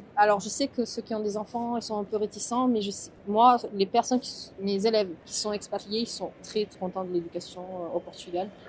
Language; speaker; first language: French; early bilingual, other home language; Portuguese